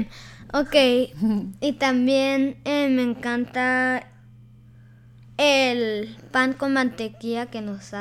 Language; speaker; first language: Spanish; early bilingual, heritage; Spanish